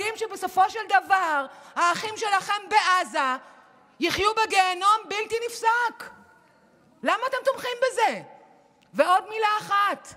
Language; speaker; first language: Hebrew; native; Hebrew